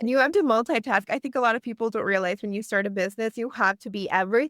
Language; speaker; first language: English; native; English